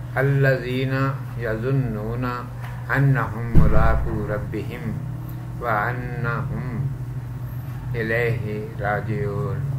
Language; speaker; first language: English; non-native, local second language; Urdu